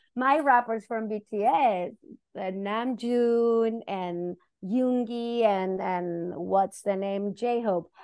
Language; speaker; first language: English; non-native, fluent; Spanish